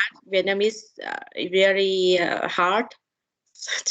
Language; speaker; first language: English; non-native, learner; Vietnamese